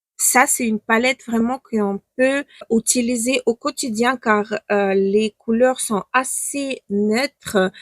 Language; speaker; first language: French; non-native, fluent; Ukrainian